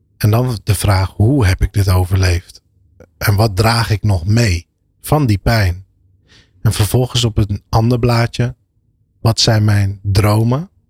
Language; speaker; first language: Dutch; early bilingual, other home language; Arabic